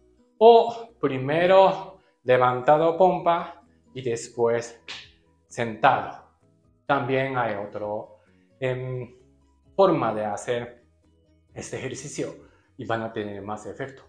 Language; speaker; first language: Spanish; non-native, learner; Japanese